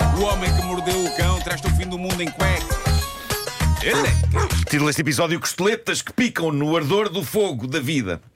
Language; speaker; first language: Portuguese; native; Portuguese